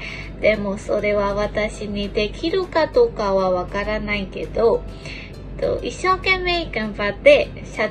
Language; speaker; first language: Japanese; non-native, learner; Burmese